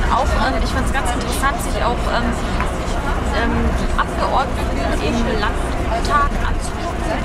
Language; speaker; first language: German; native; German